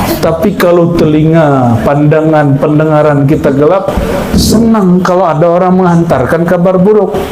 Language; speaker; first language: Indonesian; non-native, local second language; Minangkabau